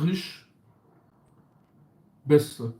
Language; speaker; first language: German; early bilingual, other home language; Kurdish